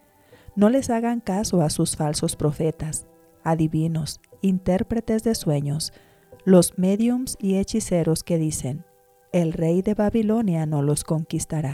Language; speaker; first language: Spanish; native; Spanish